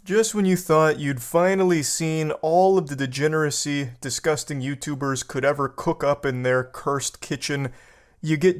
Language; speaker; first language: English; native; English